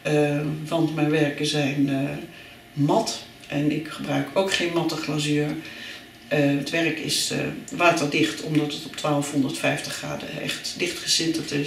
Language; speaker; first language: Dutch; native; Dutch